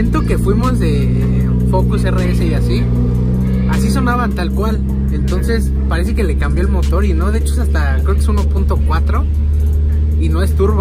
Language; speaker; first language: Spanish; native; Spanish